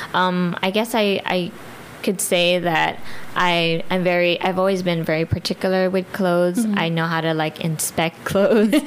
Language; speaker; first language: English; early bilingual, other home language; Filipino